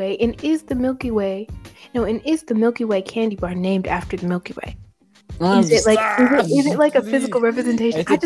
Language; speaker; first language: English; native; English